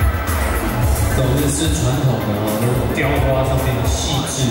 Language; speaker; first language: Chinese; native; Chinese